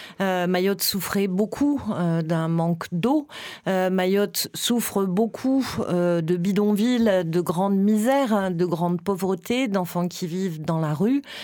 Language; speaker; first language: French; native; French